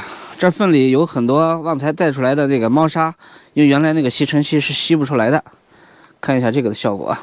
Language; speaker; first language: Chinese; native; Chinese